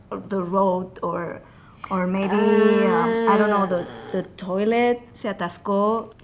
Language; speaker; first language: English; non-native, fluent; Catalan